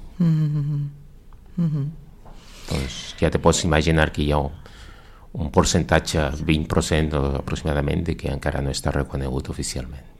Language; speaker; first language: Catalan; non-native, fluent; Spanish